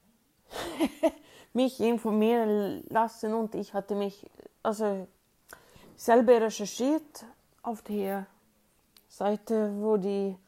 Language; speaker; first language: German; non-native, fluent; Swedish